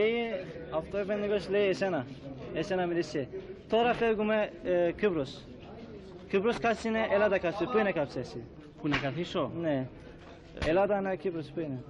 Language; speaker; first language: Greek; non-native, local second language; Turkish